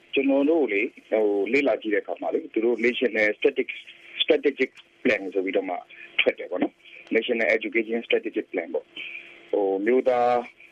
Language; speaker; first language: Burmese; native; Burmese